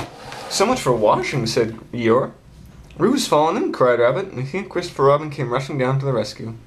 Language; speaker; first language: English; native; English